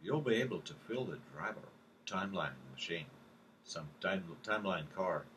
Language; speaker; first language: English; non-native, fluent; Russian